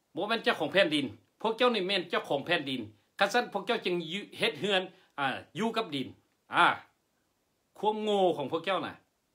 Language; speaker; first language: Lao; non-native, local second language; Hmong